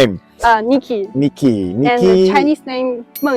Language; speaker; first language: English; non-native, learner; Chinese